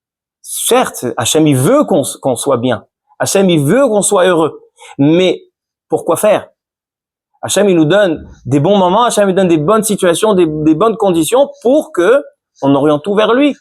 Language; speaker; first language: French; native; French